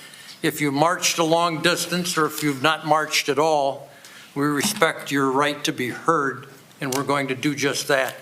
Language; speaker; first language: English; native; English